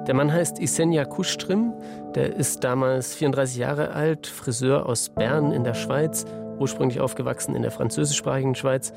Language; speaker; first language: German; native; German